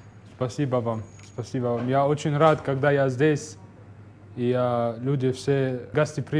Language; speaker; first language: Russian; non-native, learner; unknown